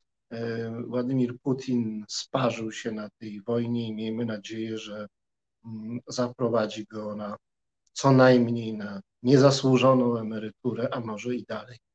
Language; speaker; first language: Polish; native; Polish